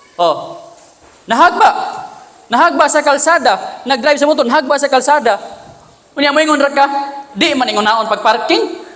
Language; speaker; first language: Cebuano; native; Cebuano